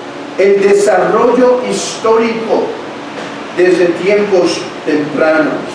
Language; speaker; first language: Spanish; native; Spanish